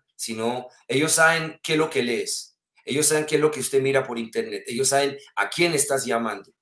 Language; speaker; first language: Spanish; early bilingual, heritage; French